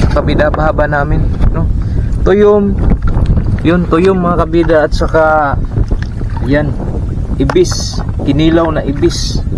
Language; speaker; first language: Filipino; non-native, local second language; Cebuano